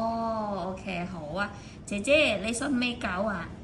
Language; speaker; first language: Cantonese; native; Cantonese